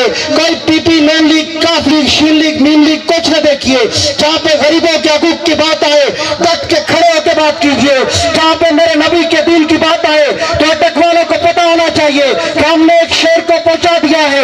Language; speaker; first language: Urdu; non-native, local second language; Punjabi